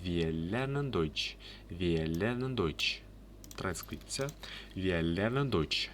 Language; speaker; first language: German; non-native, learner; Uzbek